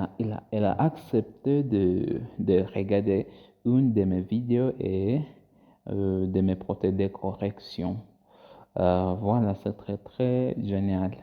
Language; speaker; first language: French; non-native, learner; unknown